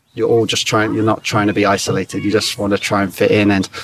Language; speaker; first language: English; native; English